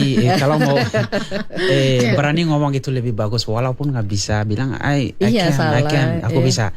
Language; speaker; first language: Indonesian; non-native, learner; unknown